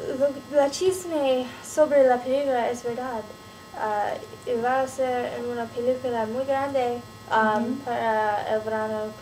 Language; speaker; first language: Spanish; non-native, learner; English